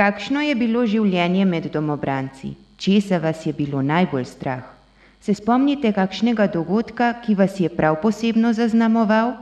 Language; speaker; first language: Slovenian; native; Slovenian